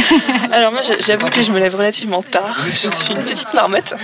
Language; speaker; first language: French; native; French